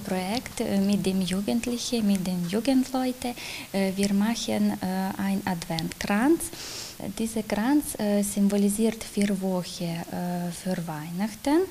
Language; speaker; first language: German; non-native, local second language; Ukrainian